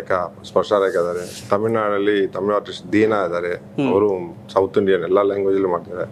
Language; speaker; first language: Kannada; non-native, learner; Tamil